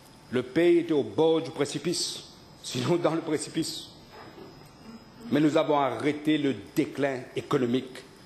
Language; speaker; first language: French; non-native, local second language; Morisyen